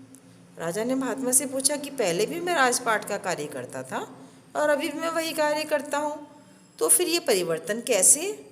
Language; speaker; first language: Hindi; native; Hindi